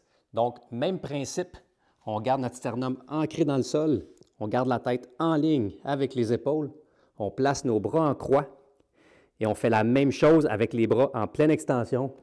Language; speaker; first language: French; native; French